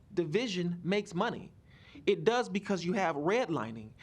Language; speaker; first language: English; native; English